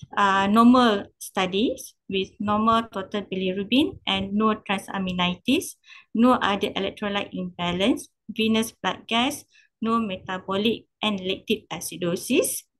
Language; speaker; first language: English; non-native, local second language; Malay